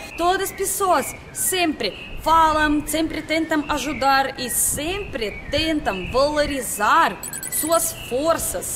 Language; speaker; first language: Portuguese; non-native, learner; Russian